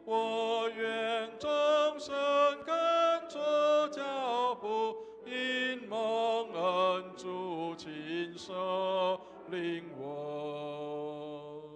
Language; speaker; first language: Chinese; native; Chinese